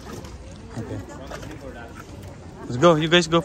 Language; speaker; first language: English; non-native, local second language; Filipino